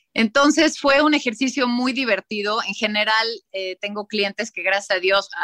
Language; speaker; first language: Spanish; native; Spanish